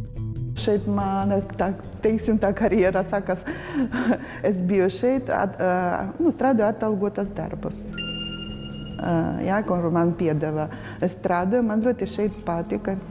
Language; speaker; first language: Latvian; non-native, local second language; Russian